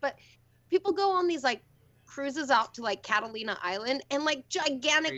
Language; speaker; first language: English; native; English